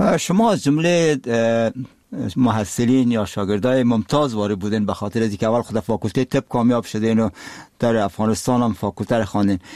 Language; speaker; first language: Persian; native; Persian